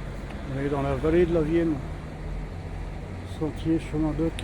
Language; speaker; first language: French; native; French